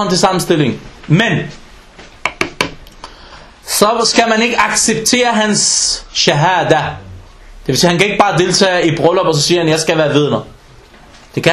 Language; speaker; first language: Danish; non-native, fluent; Arabic